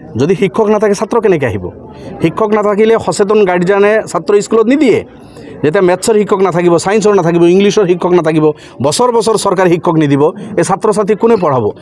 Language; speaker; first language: Assamese; non-native, local second language; Bangla